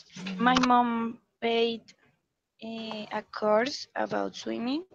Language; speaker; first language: English; non-native, learner; Spanish